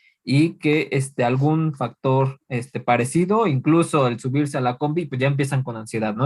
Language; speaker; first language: Spanish; native; Spanish